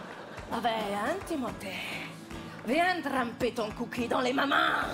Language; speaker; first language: French; native; French